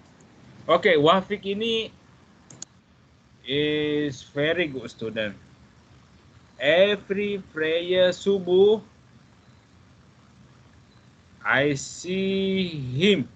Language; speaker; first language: English; non-native, fluent; Malay